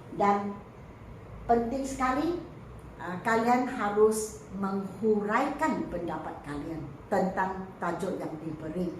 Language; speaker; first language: Malay; non-native, local second language; Chinese